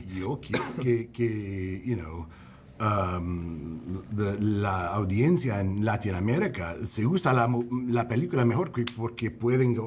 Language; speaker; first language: Spanish; non-native, learner; English